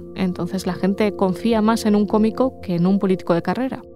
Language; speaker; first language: Spanish; early bilingual, other home language; Russian